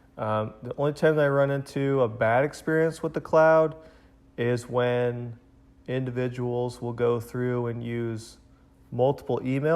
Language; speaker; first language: English; native; English